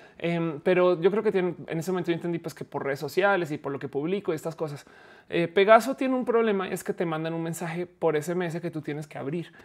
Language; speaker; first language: Spanish; native; Spanish